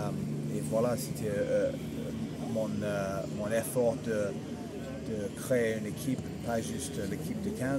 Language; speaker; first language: French; non-native, fluent; English